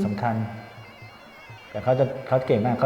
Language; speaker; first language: Thai; native; Thai